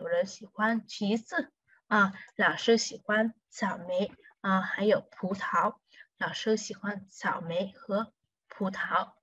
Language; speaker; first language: Chinese; non-native, fluent; Vietnamese